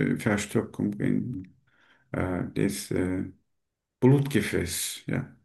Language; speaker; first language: German; non-native, learner; Turkish